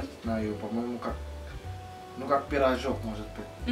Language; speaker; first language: Russian; non-native, learner; Indonesian